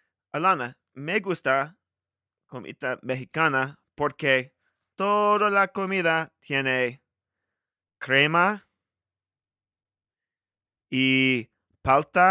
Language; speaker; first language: Spanish; non-native, learner; English